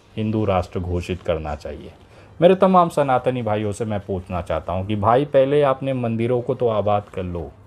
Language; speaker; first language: Hindi; native; Hindi